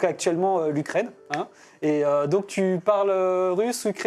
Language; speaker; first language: French; native; French